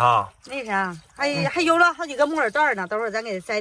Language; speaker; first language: Chinese; native; Chinese